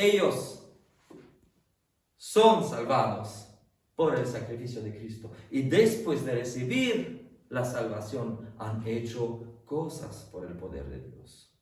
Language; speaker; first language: Spanish; non-native, fluent; French